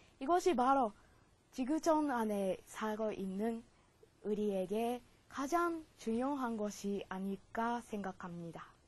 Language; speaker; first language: Korean; non-native, learner; Japanese